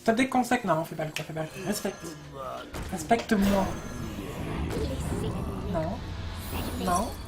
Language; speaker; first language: French; native; French